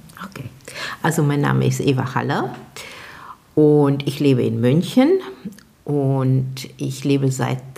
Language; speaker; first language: German; non-native, fluent; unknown